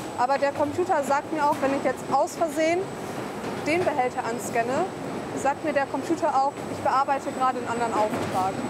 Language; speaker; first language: German; native; German